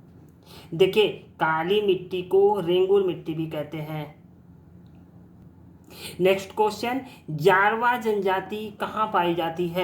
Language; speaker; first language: Hindi; native; Hindi